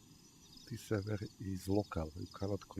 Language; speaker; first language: English; non-native, learner; Slovak